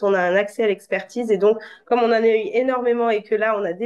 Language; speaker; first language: French; native; French